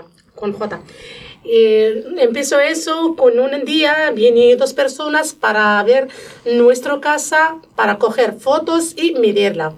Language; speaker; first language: Spanish; non-native, learner; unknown